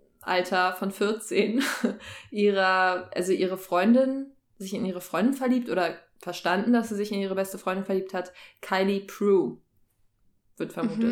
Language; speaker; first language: German; native; German